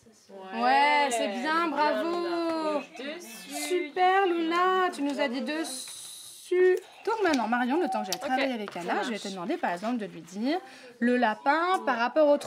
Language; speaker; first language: French; native; French